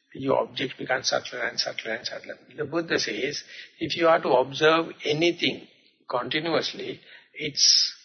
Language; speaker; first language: English; non-native, local second language; Sinhala